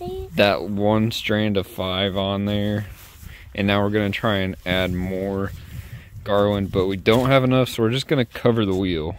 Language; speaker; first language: English; native; English